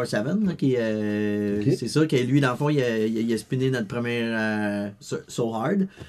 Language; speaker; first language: French; early bilingual, other home language; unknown